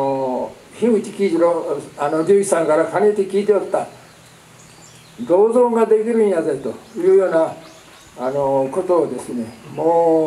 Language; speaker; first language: Japanese; native; Japanese